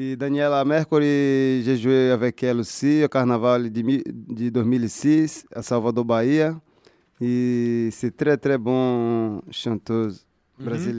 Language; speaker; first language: French; non-native, learner; Portuguese